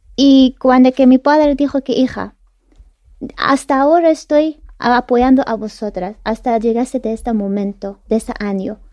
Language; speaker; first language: Spanish; non-native, learner; Persian